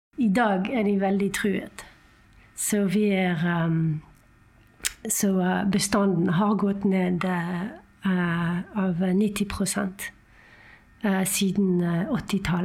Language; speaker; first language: Norwegian; non-native, fluent; French